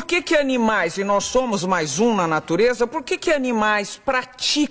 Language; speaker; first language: Portuguese; native; Portuguese